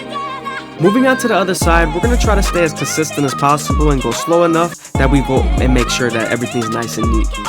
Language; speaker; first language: English; native; English